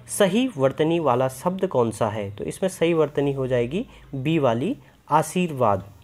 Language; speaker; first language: Hindi; native; Hindi